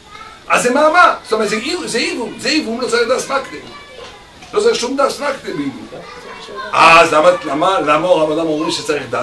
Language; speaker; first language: Hebrew; non-native, fluent; French